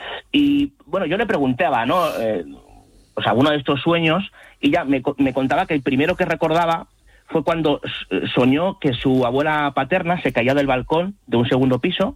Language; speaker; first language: Spanish; native; Spanish